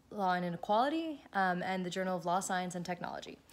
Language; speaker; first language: English; native; English